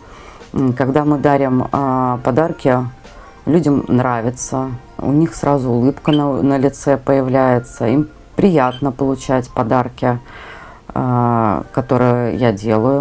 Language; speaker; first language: Russian; native; Russian